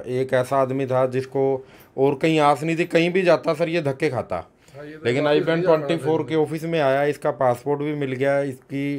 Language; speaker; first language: Hindi; native; Hindi